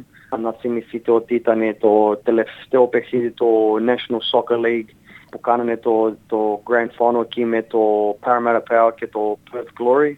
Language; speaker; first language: Greek; early bilingual, heritage; Greek